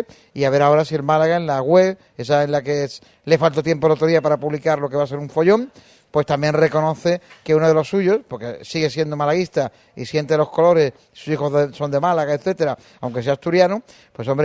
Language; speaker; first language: Spanish; native; Spanish